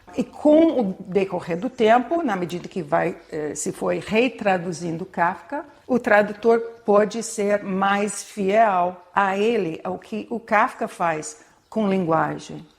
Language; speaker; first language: Portuguese; non-native, fluent; English